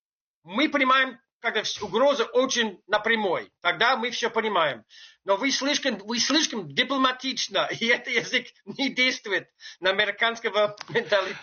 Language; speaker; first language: Russian; non-native, fluent; English